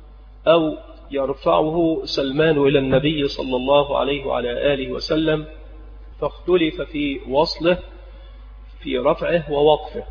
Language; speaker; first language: Arabic; native; Arabic